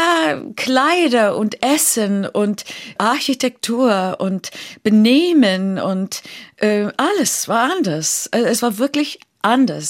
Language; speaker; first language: German; non-native, fluent; English